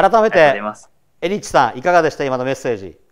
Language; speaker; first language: Japanese; native; Japanese